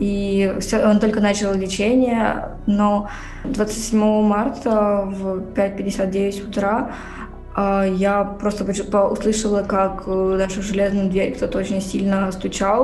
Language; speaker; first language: Russian; native; Russian